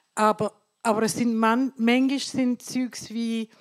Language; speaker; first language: German; non-native, fluent; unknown